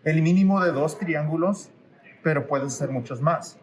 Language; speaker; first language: Spanish; early bilingual, heritage; Spanish